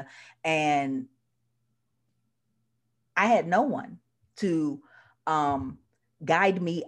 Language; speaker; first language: English; native; English